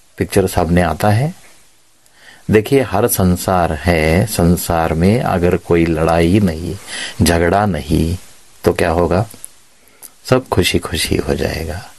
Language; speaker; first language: Hindi; non-native, local second language; Marathi